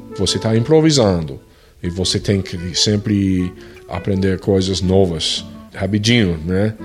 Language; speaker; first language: Portuguese; non-native, fluent; English